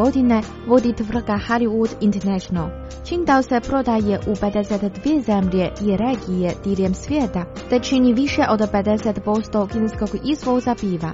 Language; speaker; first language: Croatian; non-native, fluent; Chinese